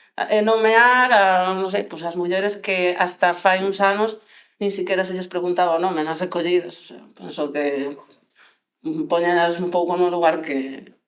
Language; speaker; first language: Galician; native; Galician